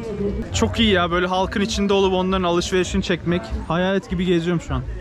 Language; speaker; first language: Turkish; native; Turkish